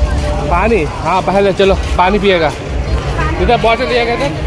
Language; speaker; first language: Hindi; non-native, local second language; Telugu